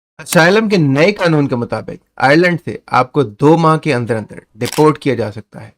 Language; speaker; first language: Urdu; non-native, local second language; Punjabi